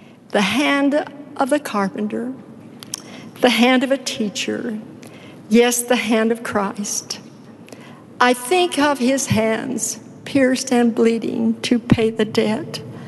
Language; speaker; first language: English; native; English